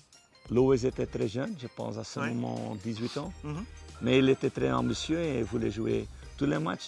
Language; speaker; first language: French; non-native, fluent; Dutch